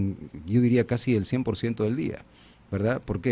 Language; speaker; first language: Spanish; native; Spanish